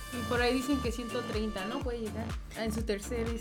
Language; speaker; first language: Spanish; native; Spanish